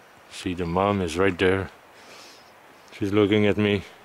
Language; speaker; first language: English; non-native, fluent; French